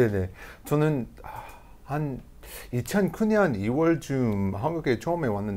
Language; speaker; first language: Korean; non-native, fluent; English